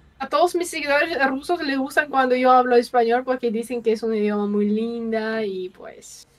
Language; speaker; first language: Spanish; non-native, fluent; Russian